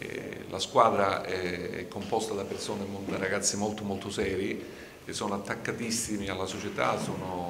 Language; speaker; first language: Italian; native; Italian